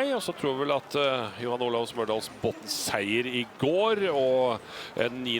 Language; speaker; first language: Norwegian; native; Norwegian